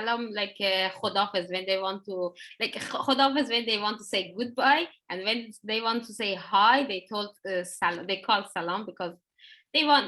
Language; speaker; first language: English; non-native, learner; Persian